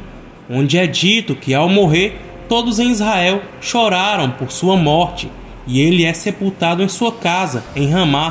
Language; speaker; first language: Portuguese; native; Portuguese